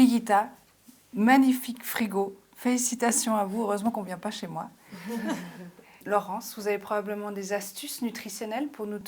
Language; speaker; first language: French; native; French